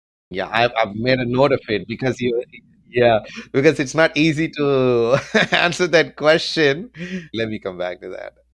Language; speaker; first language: English; non-native, local second language; Tamil